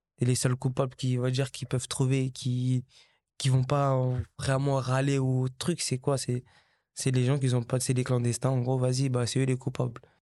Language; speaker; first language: French; early bilingual, other home language; Kabuverdianu